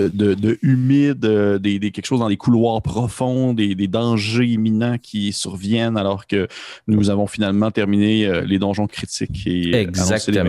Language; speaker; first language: French; native; French